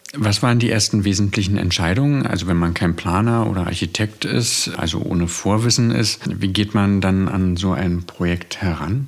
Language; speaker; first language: German; native; German